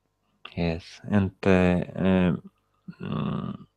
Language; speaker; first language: English; non-native, learner; Russian